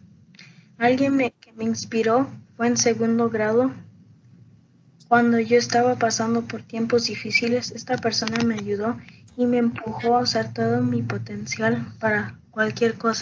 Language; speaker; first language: Spanish; early bilingual, heritage; Spanish